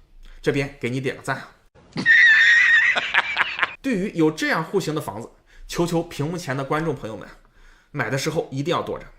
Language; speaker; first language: Chinese; native; Chinese